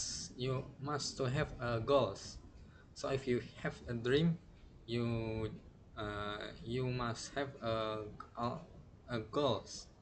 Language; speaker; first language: English; non-native, learner; Indonesian